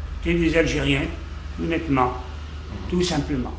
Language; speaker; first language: French; native; French